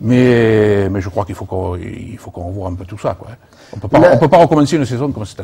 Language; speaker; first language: French; native; French